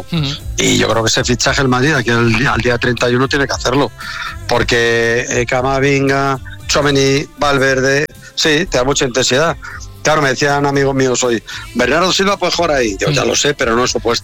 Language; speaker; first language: Spanish; native; Spanish